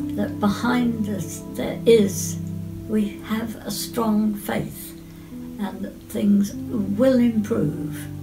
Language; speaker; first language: English; native; English